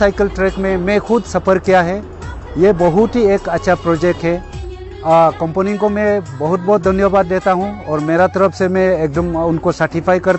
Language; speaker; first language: Hindi; non-native, local second language; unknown